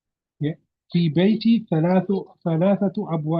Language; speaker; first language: Arabic; non-native, fluent; English